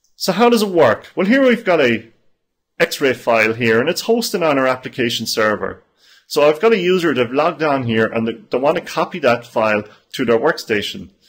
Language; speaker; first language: English; native; English